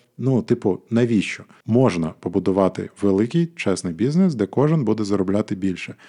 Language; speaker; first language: Ukrainian; non-native, local second language; Russian